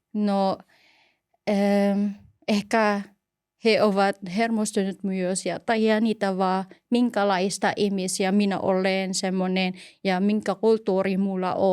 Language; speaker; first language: Finnish; non-native, learner; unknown